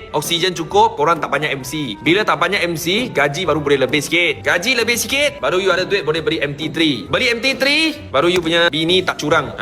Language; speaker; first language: Malay; non-native, local second language; Chinese